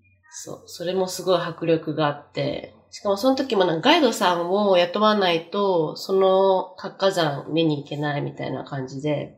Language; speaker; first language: Japanese; native; Japanese